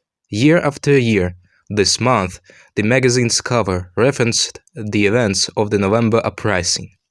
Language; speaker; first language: English; non-native, fluent; Ukrainian